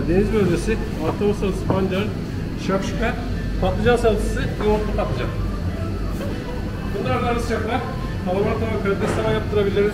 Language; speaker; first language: Turkish; native; Turkish